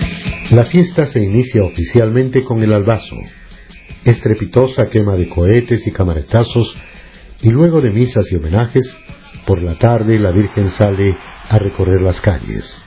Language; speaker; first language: Spanish; native; Spanish